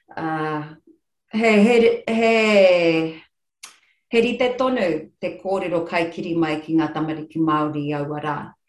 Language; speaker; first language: Māori; non-native, local second language; English